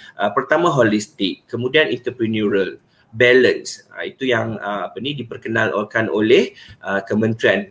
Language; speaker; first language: Malay; native; Malay